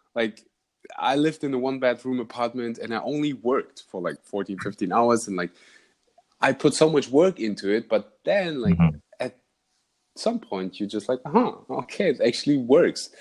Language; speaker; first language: English; non-native, fluent; German